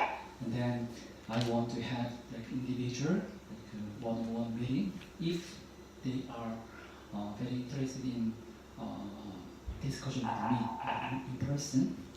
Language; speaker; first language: English; non-native, learner; Korean